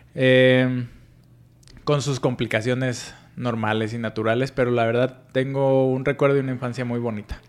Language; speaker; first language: Spanish; native; Spanish